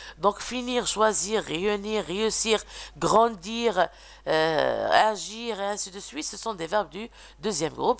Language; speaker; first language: French; non-native, local second language; Arabic